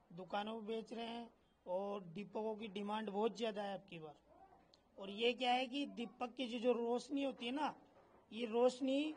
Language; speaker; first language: Hindi; native; Hindi